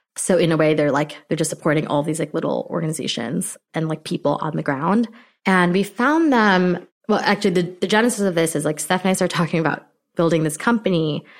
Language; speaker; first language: English; early bilingual, other home language; Filipino